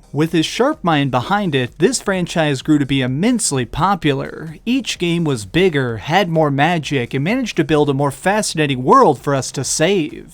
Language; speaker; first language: English; native; English